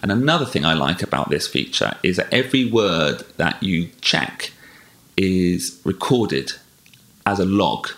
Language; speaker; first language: English; native; English